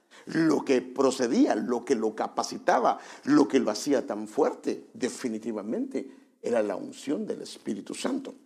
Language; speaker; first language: Spanish; native; Spanish